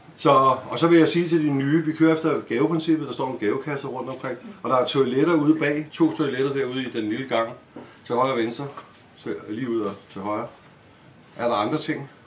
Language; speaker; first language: Danish; native; Danish